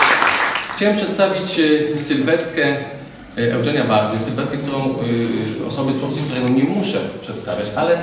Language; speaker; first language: Polish; native; Polish